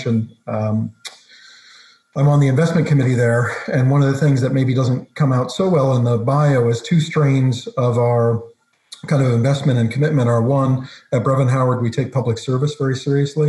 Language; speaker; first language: English; native; English